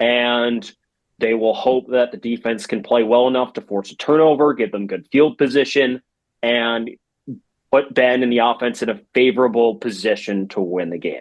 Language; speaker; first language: English; native; English